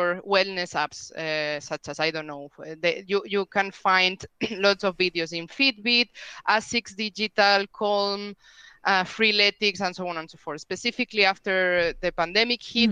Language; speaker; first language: English; non-native, fluent; Spanish